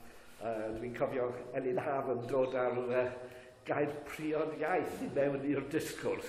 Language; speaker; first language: Welsh; native; Welsh